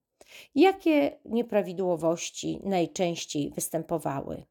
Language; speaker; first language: Polish; native; Polish